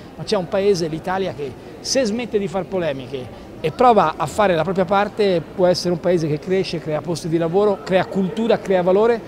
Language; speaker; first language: Italian; native; Italian